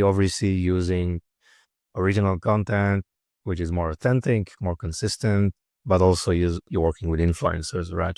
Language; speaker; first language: English; non-native, fluent; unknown